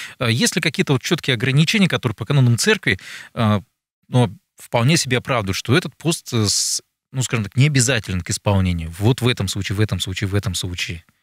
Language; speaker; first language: Russian; native; Russian